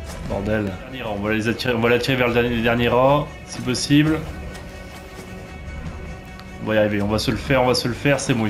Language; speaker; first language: French; native; French